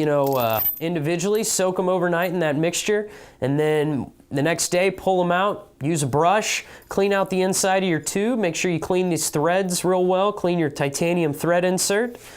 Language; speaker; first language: English; native; English